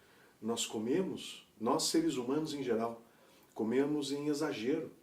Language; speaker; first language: Portuguese; native; Portuguese